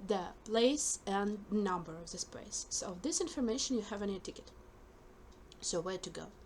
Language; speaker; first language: English; non-native, fluent; Ukrainian